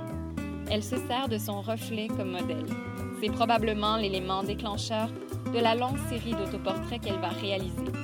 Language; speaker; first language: French; native; French